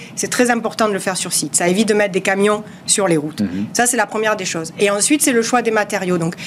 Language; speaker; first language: French; native; French